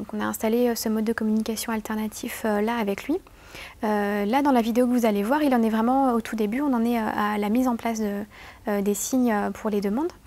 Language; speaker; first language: French; native; French